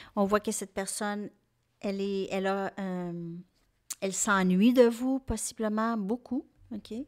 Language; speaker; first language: French; native; French